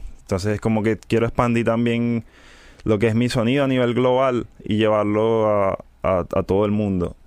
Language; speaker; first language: Spanish; native; Spanish